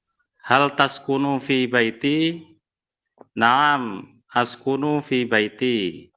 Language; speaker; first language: Arabic; non-native, learner; Indonesian